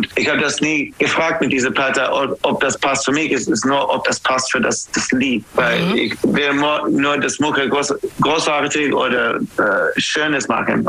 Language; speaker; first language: German; non-native, fluent; English